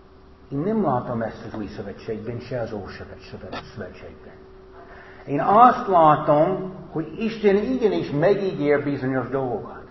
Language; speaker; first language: Hungarian; non-native, fluent; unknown